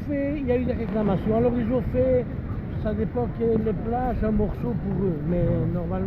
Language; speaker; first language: French; non-native, fluent; Spanish